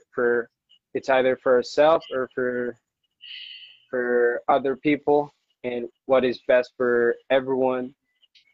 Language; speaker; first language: English; non-native, local second language; Hiligaynon